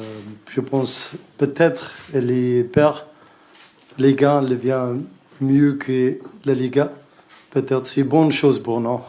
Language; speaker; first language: French; non-native, learner; Arabic